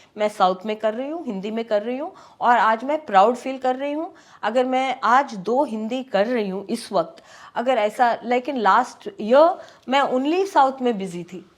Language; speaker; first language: Hindi; non-native, local second language; Tamil